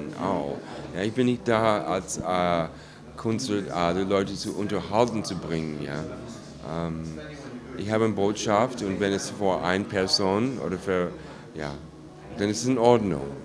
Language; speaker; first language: German; non-native, fluent; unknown